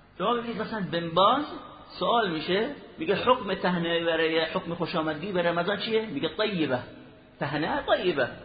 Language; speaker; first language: Persian; native; Persian